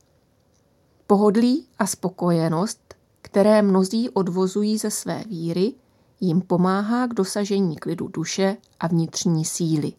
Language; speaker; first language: Czech; native; Czech